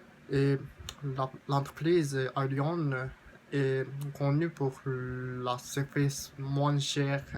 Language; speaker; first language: French; non-native, learner; Japanese